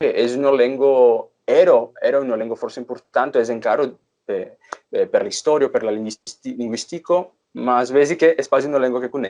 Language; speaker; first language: Italian; non-native, fluent; Portuguese